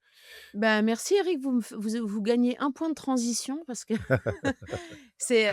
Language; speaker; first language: French; native; French